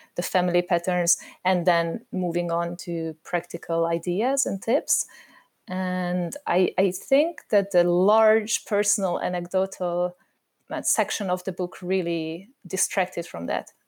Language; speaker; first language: English; non-native, fluent; Hungarian